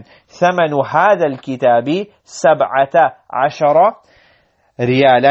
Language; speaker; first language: Arabic; non-native, fluent; English